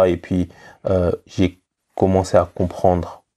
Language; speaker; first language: French; native; French